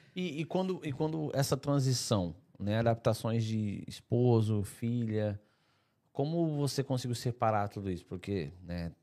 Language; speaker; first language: Portuguese; native; Portuguese